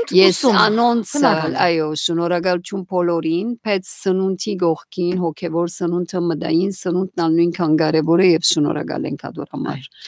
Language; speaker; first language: Armenian; native; Armenian